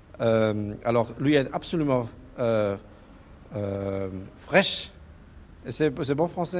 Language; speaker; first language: French; non-native, learner; German